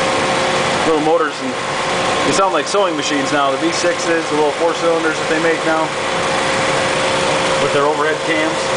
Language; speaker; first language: English; native; English